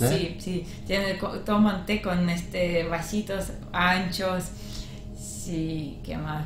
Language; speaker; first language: Spanish; non-native, learner; Russian